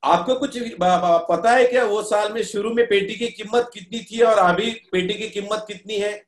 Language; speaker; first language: Hindi; non-native, local second language; Marathi